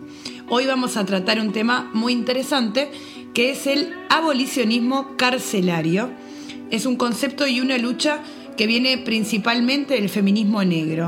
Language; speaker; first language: Spanish; native; Spanish